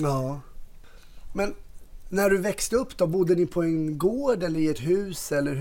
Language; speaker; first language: Swedish; native; Swedish